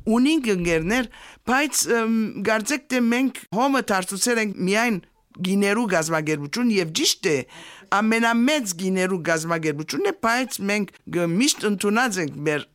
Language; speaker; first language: Armenian; early bilingual, heritage; Armenian